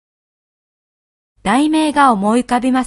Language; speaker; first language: Japanese; native; Japanese